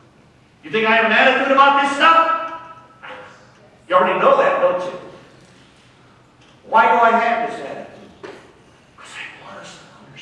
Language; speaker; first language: English; native; English